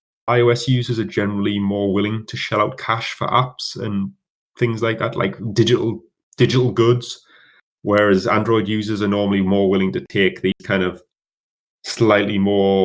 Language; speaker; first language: English; native; English